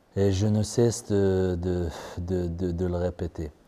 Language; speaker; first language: French; non-native, fluent; Persian